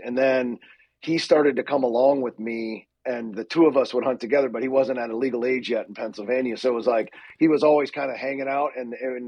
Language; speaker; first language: English; native; English